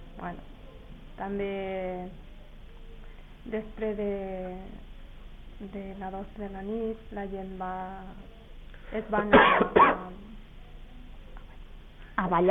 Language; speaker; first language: Catalan; non-native, learner; Spanish